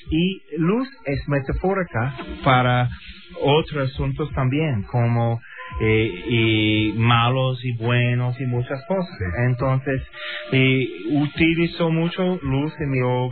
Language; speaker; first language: Spanish; non-native, learner; English